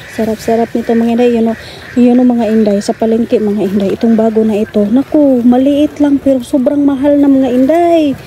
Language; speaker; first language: Filipino; non-native, local second language; Cebuano